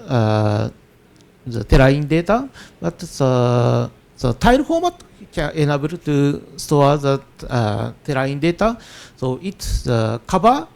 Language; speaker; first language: English; non-native, learner; Japanese